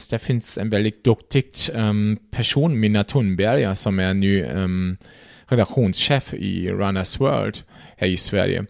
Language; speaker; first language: Swedish; non-native, fluent; German